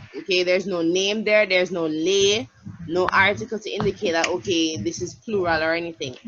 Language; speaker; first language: English; native; English